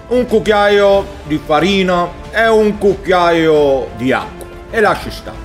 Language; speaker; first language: Italian; non-native, learner; Swedish